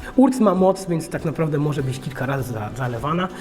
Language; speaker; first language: Polish; non-native, fluent; Armenian